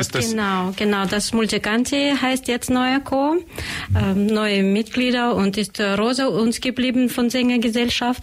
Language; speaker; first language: German; non-native, learner; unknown